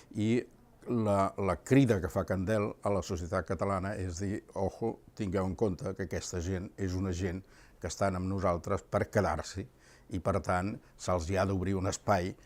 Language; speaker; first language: Catalan; early bilingual, other home language; Spanish